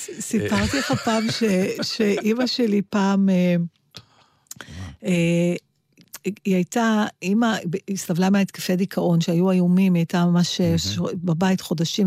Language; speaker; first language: Hebrew; native; Hebrew